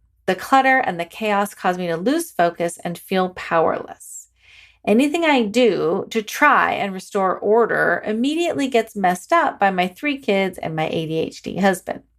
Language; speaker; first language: English; native; English